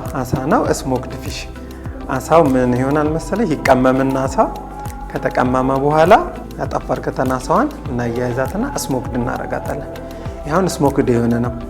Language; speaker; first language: Amharic; native; Amharic